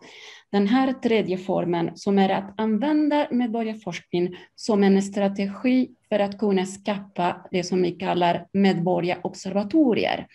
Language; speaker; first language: Swedish; non-native, fluent; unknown